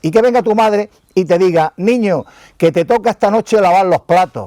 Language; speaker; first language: Spanish; native; Spanish